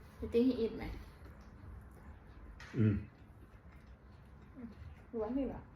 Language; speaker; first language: English; non-native, learner; Thai